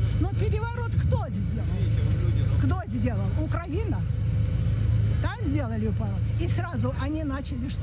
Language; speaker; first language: Russian; native; Russian